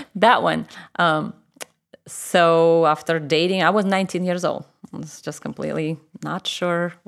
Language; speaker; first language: English; non-native, fluent; Russian